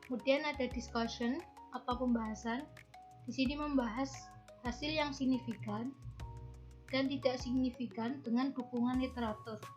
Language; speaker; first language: Indonesian; native; Indonesian